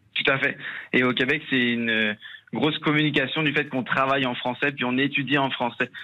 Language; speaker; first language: French; native; French